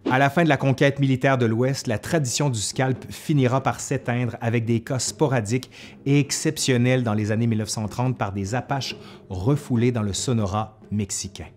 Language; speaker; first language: French; native; French